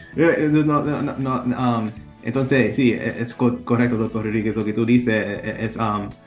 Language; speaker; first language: Spanish; early bilingual, heritage; Spanish